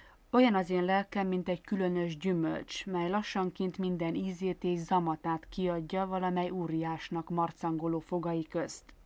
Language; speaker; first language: Hungarian; native; Hungarian